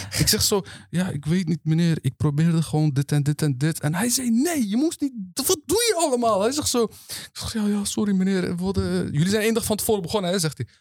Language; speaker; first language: Dutch; early bilingual, other home language; Turkish